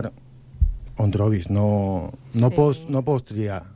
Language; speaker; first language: Catalan; non-native, learner; Spanish